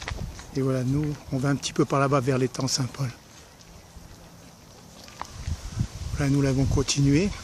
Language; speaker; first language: French; native; French